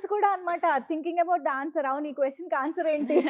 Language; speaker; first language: Telugu; native; Telugu